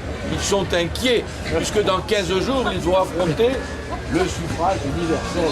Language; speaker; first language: French; native; French